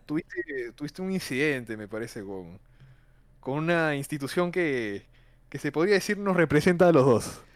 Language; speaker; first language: Spanish; native; Spanish